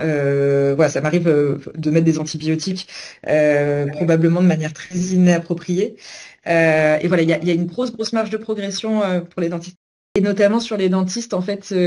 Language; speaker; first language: French; native; French